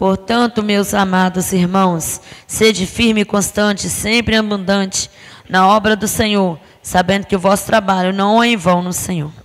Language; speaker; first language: Portuguese; native; Portuguese